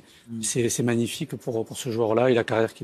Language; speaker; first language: French; native; French